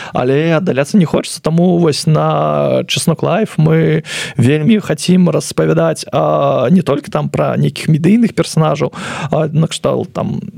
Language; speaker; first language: Belarusian; non-native, local second language; Russian